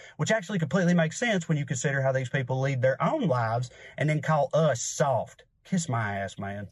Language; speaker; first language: English; native; English